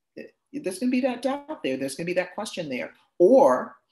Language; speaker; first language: English; native; English